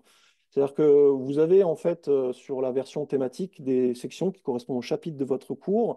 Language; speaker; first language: French; native; French